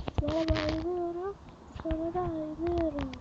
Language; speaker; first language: Turkish; native; Turkish